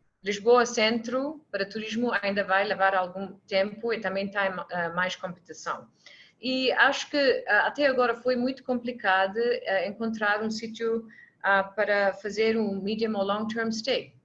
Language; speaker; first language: Portuguese; non-native, fluent; English